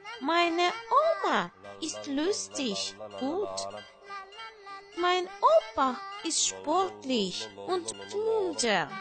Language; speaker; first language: German; non-native, learner; Russian